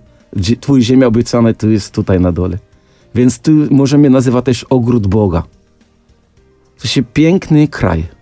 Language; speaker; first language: Polish; non-native, fluent; Arabic